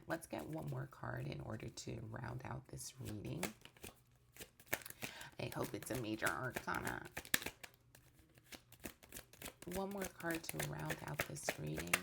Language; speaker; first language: English; native; English